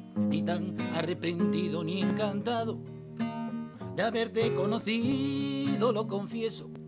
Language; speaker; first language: Spanish; native; Spanish